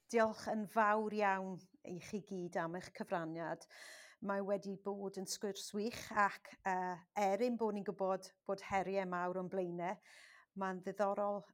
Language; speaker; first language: Welsh; non-native, local second language; English